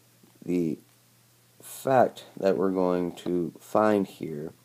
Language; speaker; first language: English; native; English